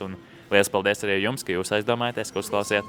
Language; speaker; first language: Latvian; native; Latvian